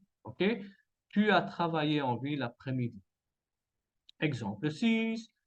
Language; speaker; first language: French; non-native, fluent; Spanish